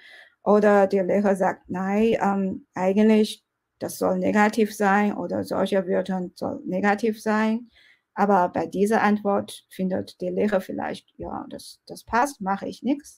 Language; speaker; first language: German; non-native, fluent; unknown